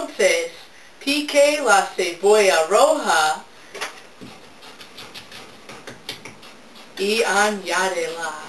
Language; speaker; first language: Spanish; non-native, learner; English